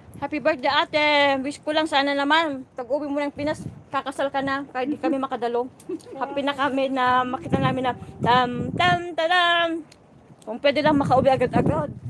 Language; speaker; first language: Filipino; non-native, local second language; Iloko